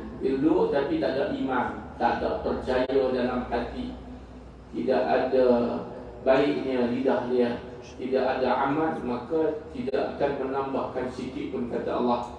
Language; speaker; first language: Malay; native; Malay